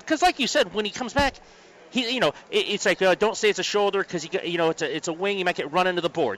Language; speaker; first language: English; native; English